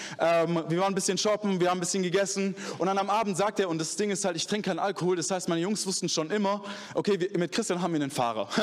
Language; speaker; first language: German; early bilingual, other home language; Arabic